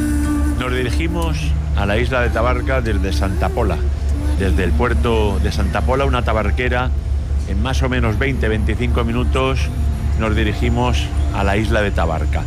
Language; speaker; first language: Spanish; native; Spanish